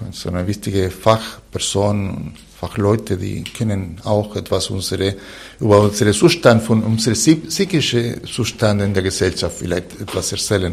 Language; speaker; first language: German; non-native, fluent; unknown